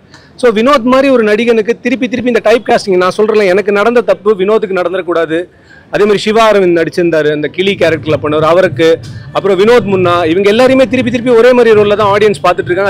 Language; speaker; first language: Tamil; native; Tamil